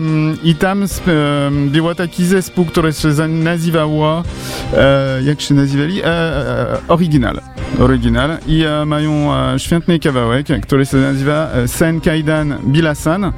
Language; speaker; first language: Polish; non-native, learner; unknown